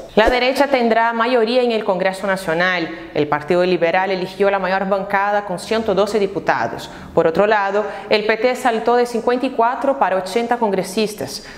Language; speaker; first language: Spanish; non-native, fluent; Portuguese